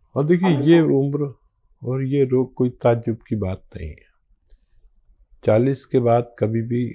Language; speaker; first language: Hindi; native; Hindi